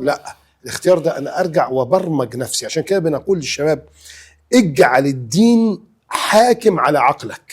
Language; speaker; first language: Arabic; native; Arabic